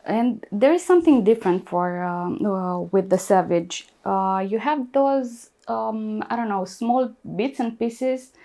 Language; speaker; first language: English; non-native, fluent; Romanian